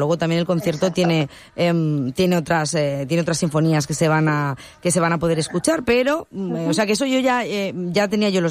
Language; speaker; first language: Spanish; native; Spanish